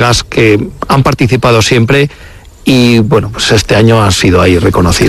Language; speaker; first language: Spanish; native; Spanish